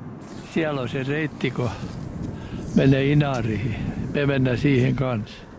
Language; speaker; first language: Finnish; native; Finnish